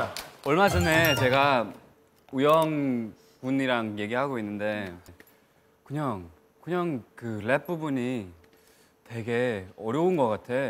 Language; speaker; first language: Korean; non-native, fluent; Thai